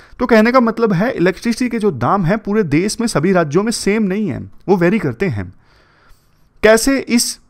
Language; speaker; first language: Hindi; native; Hindi